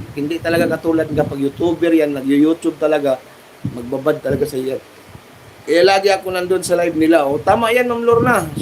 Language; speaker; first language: Filipino; native; Filipino